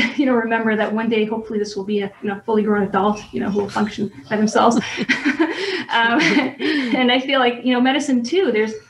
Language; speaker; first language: English; native; English